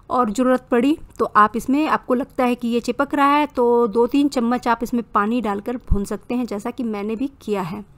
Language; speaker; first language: Hindi; native; Hindi